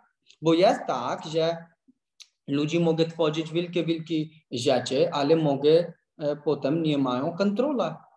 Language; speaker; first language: Polish; non-native, learner; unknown